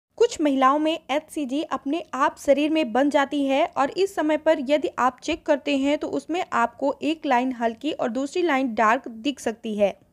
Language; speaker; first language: Hindi; native; Hindi